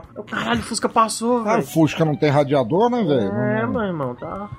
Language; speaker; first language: Portuguese; native; Portuguese